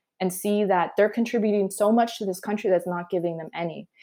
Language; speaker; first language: English; early bilingual, other home language; Spanish